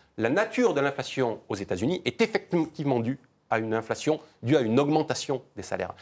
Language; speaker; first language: French; native; French